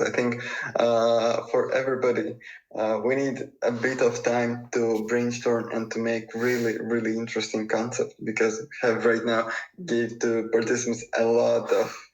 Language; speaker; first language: English; non-native, fluent; Russian